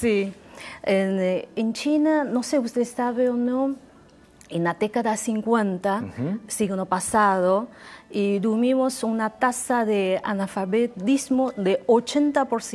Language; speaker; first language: Spanish; non-native, fluent; Chinese